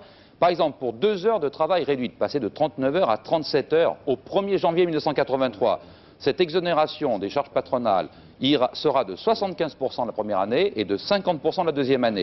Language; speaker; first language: French; native; French